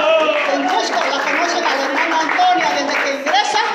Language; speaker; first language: Spanish; native; Spanish